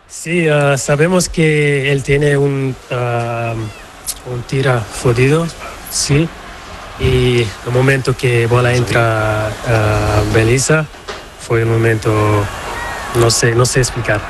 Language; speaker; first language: Spanish; non-native, learner; Portuguese